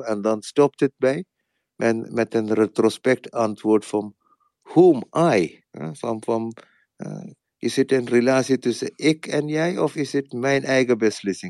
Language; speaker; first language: Dutch; non-native, learner; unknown